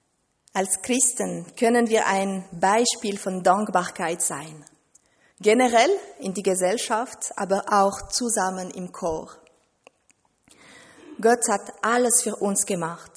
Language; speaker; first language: German; non-native, fluent; French